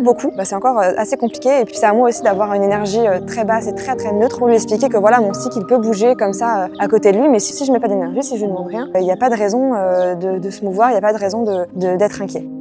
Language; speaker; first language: French; native; French